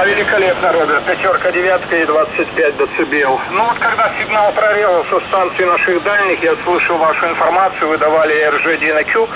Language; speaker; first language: Russian; native; Russian